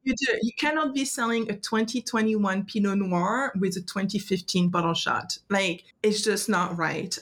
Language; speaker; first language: English; non-native, fluent; French